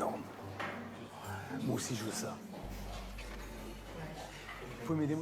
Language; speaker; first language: French; native; French